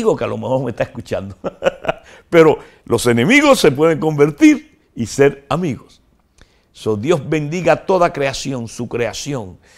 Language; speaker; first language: Spanish; native; Spanish